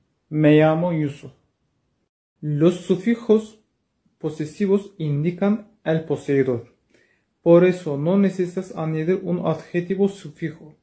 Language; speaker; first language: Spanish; non-native, learner; Turkish